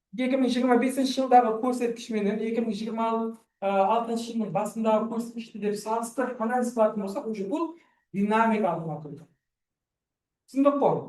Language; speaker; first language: Uzbek; non-native, local second language; Kara-Kalpak